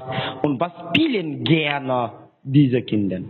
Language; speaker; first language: German; non-native, learner; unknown